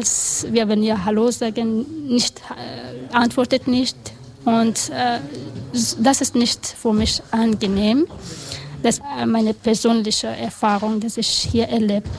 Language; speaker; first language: German; non-native, learner; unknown